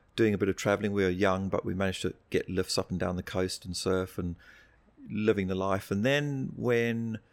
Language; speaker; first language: English; native; English